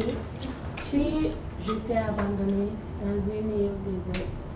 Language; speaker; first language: French; non-native, learner; English